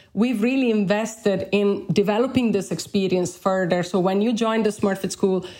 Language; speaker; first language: English; non-native, fluent; Italian